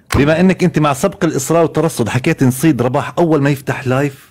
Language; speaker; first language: Arabic; native; Arabic